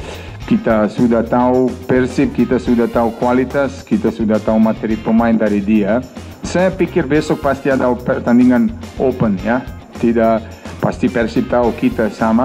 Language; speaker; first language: Indonesian; non-native, fluent; Serbian